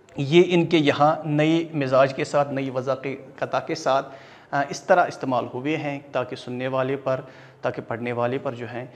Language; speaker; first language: Urdu; non-native, local second language; Kashmiri